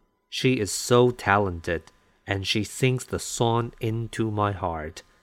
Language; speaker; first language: English; non-native, fluent; Chinese